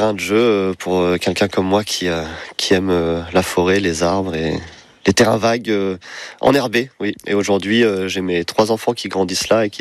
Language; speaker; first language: French; native; French